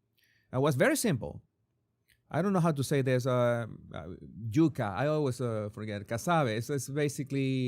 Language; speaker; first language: English; non-native, fluent; Spanish